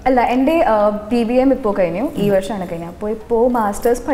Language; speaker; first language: Malayalam; non-native, local second language; Hindi